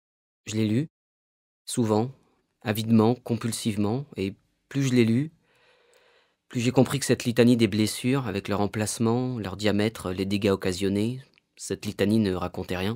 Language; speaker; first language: French; native; French